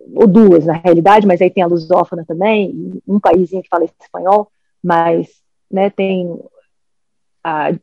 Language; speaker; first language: Portuguese; early bilingual, heritage; English